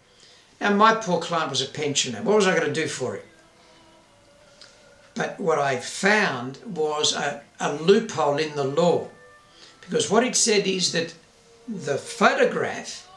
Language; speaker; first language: English; native; English